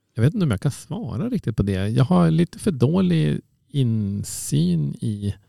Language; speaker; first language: Swedish; native; Swedish